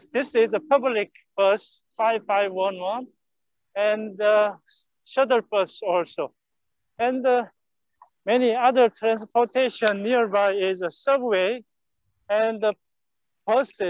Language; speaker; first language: English; non-native, fluent; Korean